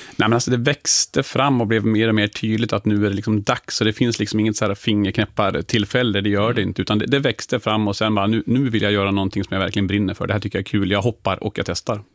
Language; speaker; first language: Swedish; native; Swedish